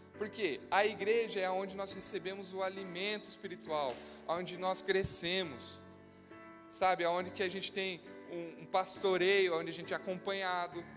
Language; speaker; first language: Portuguese; native; Portuguese